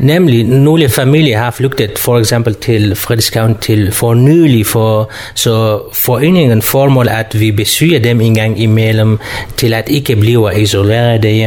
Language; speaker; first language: Danish; non-native, fluent; Kurdish